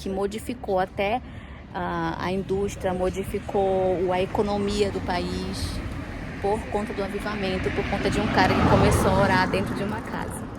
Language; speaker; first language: Portuguese; native; Portuguese